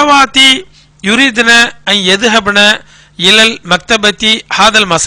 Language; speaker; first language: Arabic; non-native, fluent; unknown